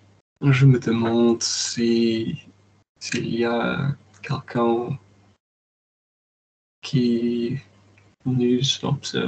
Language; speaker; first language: French; non-native, learner; English